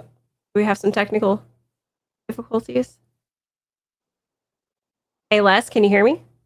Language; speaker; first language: English; native; English